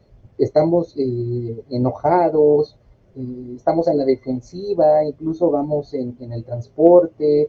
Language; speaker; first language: Spanish; native; Spanish